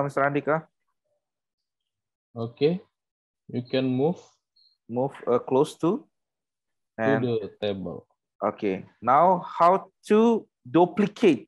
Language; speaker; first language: English; non-native, learner; Indonesian